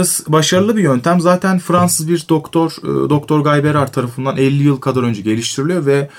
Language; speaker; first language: Turkish; native; Turkish